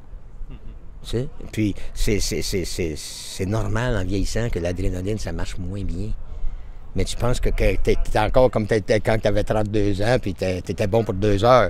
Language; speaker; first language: French; native; French